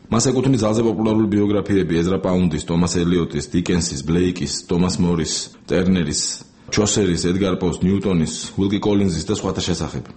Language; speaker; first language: Georgian; native; Georgian